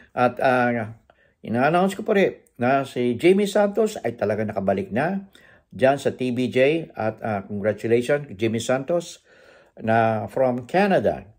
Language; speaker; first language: Filipino; native; Filipino